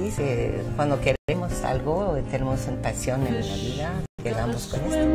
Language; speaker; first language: Spanish; non-native, fluent; English